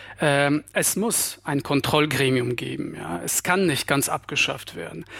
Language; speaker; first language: German; non-native, fluent; Polish